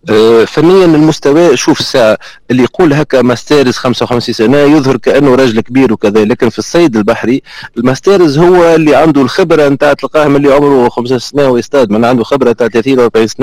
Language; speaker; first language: Arabic; native; Arabic